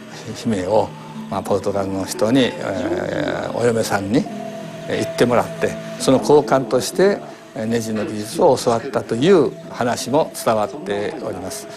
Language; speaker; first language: Japanese; native; Japanese